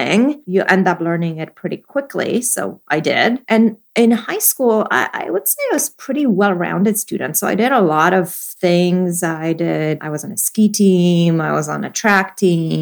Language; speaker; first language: English; non-native, fluent; Polish